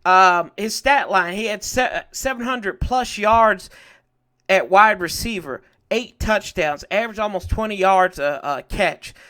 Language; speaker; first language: English; native; English